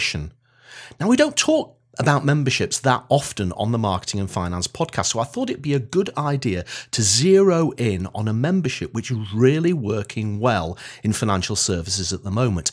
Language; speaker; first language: English; native; English